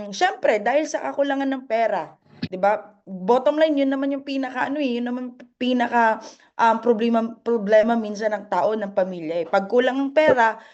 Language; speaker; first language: Filipino; non-native, local second language; Masbatenyo